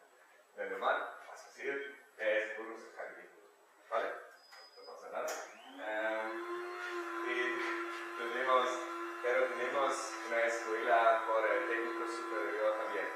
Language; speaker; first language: Spanish; non-native, learner; German